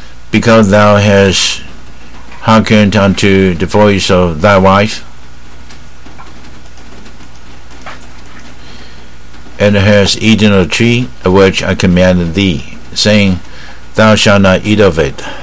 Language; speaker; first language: English; non-native, fluent; Chinese